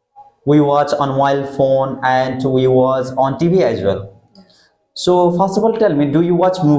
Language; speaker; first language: English; non-native, fluent; Hindi